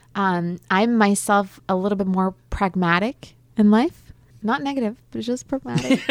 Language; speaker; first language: English; non-native, fluent; German